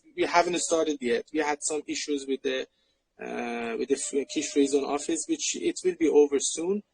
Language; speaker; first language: English; non-native, fluent; Persian